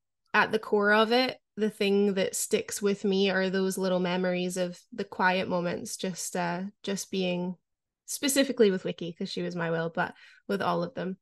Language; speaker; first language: English; native; English